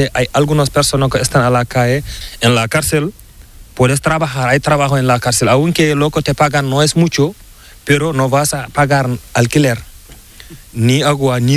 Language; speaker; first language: Spanish; non-native, learner; Fula